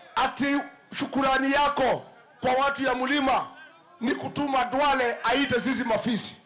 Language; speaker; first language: Swahili; non-native, local second language; Kikuyu